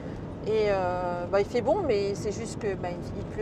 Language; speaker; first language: French; native; French